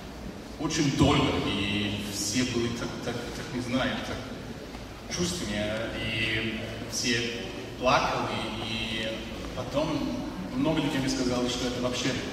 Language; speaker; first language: Russian; non-native, learner; German